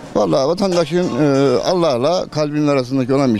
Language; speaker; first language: Turkish; native; Turkish